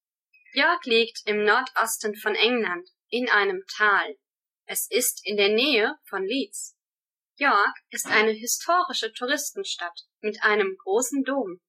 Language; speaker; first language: German; non-native, learner; English